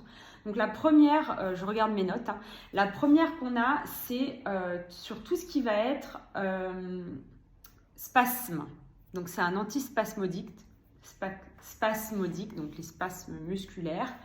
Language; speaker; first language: French; native; French